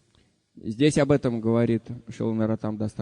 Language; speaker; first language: Russian; native; Russian